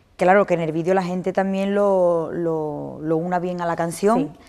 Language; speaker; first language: Spanish; native; Spanish